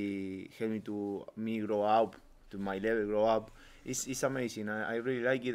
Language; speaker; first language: English; non-native, learner; Spanish